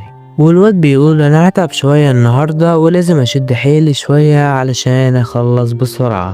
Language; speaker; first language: Arabic; native; Arabic